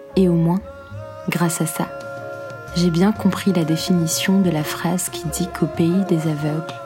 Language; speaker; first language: French; non-native, local second language; Arabic